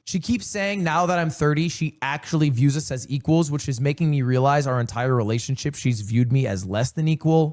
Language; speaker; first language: English; native; English